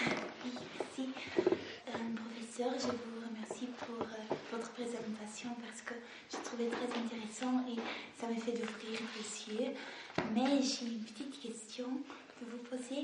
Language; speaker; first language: French; non-native, learner; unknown